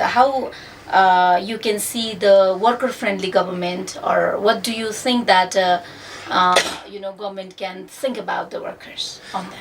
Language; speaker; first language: English; non-native, fluent; Nepali